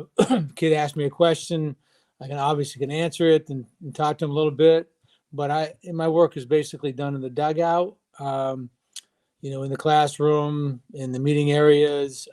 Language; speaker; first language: English; native; English